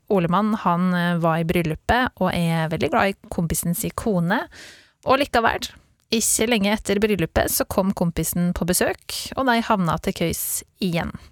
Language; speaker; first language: Norwegian; native; Norwegian